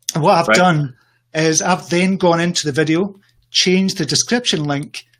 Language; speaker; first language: English; native; English